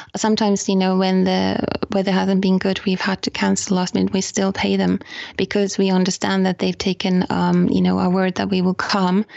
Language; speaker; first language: English; non-native, fluent; Finnish